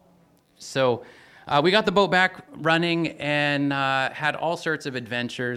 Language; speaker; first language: English; native; English